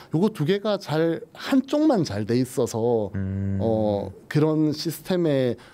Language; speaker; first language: Korean; native; Korean